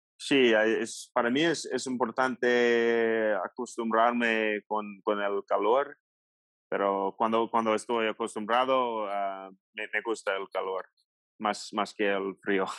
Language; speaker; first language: Spanish; non-native, learner; English